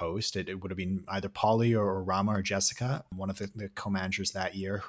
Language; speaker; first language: English; native; English